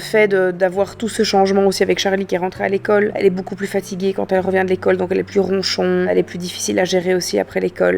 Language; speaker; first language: French; native; French